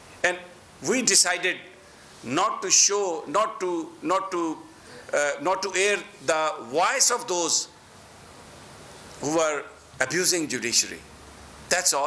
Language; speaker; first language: English; non-native, local second language; Urdu